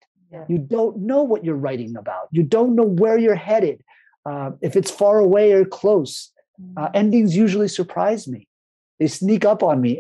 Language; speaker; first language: English; early bilingual, other home language; Spanish